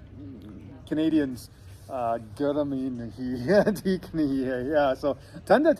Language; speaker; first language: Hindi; non-native, learner; English